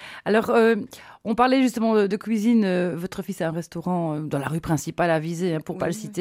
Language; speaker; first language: French; native; French